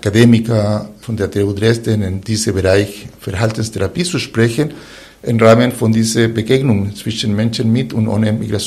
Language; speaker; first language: German; non-native, fluent; Spanish